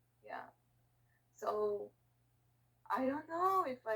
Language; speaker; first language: English; non-native, learner; Portuguese